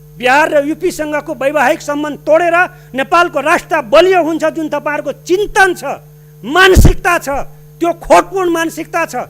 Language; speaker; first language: Nepali; non-native, local second language; Maithili